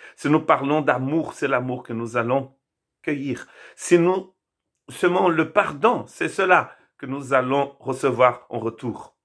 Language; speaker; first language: French; non-native, fluent; Portuguese